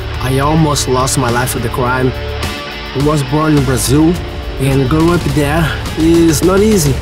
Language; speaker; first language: English; non-native, fluent; Portuguese